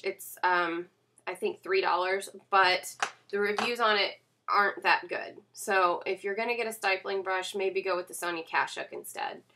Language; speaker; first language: English; native; English